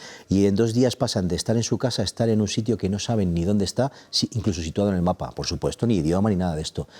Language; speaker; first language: Spanish; native; Spanish